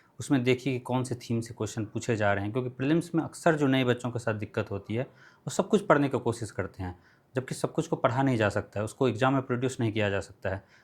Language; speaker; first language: Hindi; non-native, local second language; Maithili